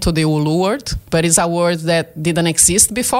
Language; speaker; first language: English; non-native, fluent; Portuguese